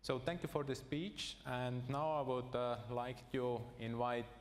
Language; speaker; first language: English; non-native, fluent; Estonian